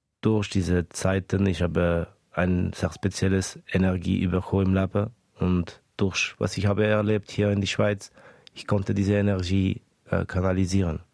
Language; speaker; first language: German; early bilingual, other home language; Estonian